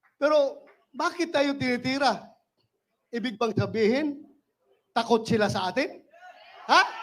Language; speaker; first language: Filipino; non-native, local second language; Cebuano